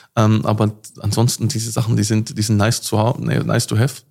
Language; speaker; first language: German; native; German